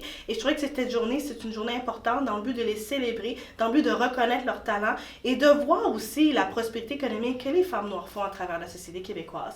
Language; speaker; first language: French; native; French